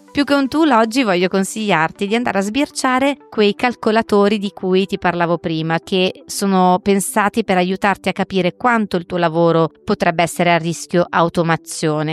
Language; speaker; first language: Italian; native; Italian